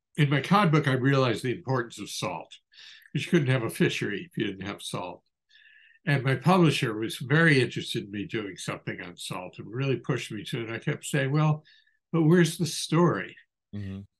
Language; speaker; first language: English; native; English